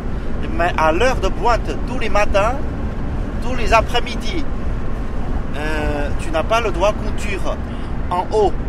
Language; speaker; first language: French; non-native, fluent; Chinese